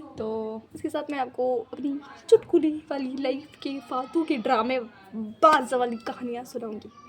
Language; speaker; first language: Hindi; non-native, local second language; Marwari